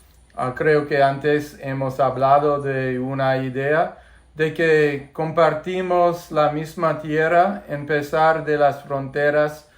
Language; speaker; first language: Spanish; non-native, fluent; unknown